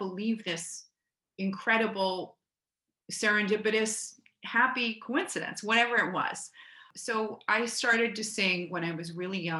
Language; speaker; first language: English; native; English